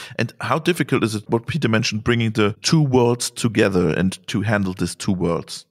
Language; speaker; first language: English; non-native, fluent; German